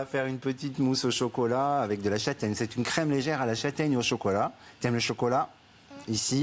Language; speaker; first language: French; native; French